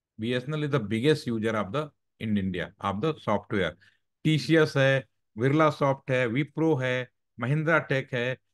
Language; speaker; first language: Hindi; native; Hindi